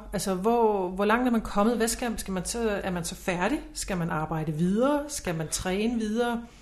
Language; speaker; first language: Danish; native; Danish